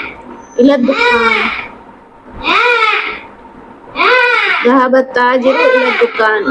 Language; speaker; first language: Arabic; non-native, fluent; Urdu